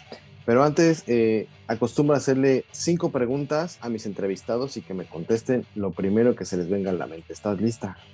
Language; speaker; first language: Spanish; native; Spanish